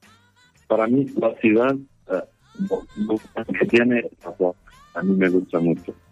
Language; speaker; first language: Spanish; non-native, learner; Portuguese